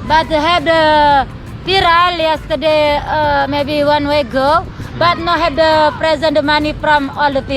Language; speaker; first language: English; non-native, learner; Sasak